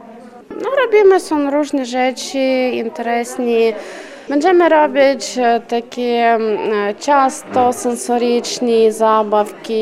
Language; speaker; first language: Polish; non-native, learner; Ukrainian